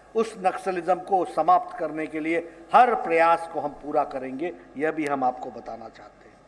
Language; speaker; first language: Hindi; native; Hindi